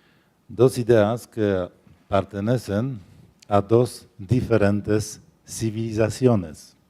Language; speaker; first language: Spanish; non-native, fluent; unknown